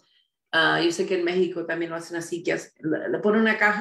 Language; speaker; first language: Spanish; early bilingual, heritage; Spanish